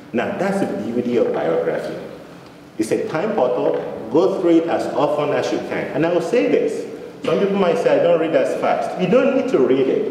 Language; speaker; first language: English; non-native, local second language; Yoruba